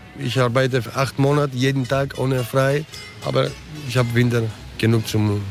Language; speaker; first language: German; early bilingual, other home language; Greek